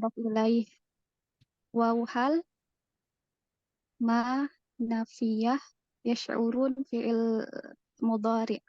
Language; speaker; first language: Arabic; non-native, learner; Indonesian